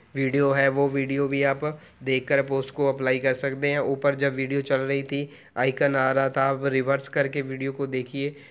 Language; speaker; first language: Hindi; non-native, local second language; Punjabi